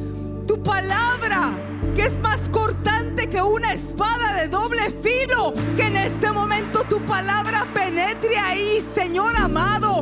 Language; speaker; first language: Spanish; native; Spanish